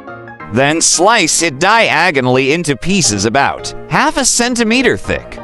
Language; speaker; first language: English; non-native, local second language; Filipino